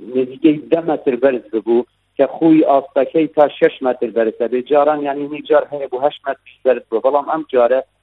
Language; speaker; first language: Central Kurdish; non-native, local second language; Kurdish